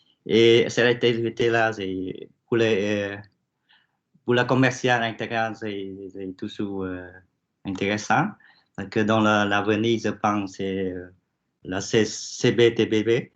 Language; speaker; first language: French; non-native, learner; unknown